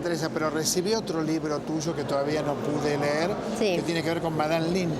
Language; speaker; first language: Spanish; native; Spanish